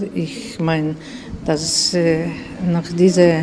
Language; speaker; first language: German; early bilingual, heritage; German